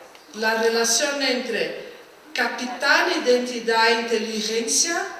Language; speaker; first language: Spanish; non-native, fluent; Portuguese